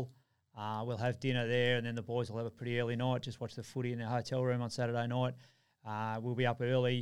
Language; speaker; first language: English; native; English